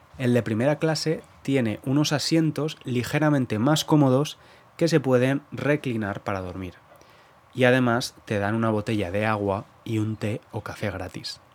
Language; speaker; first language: Spanish; native; Spanish